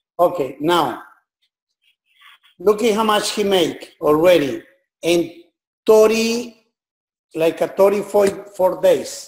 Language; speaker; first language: English; non-native, learner; Spanish